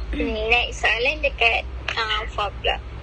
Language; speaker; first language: Malay; native; Malay